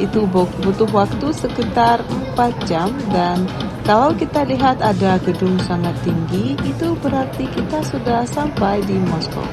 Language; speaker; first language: Indonesian; non-native, fluent; Russian